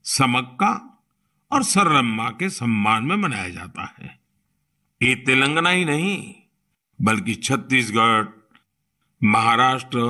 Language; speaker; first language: Hindi; non-native, local second language; Gujarati